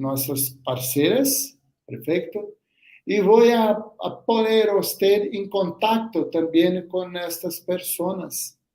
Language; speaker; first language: Spanish; non-native, learner; Portuguese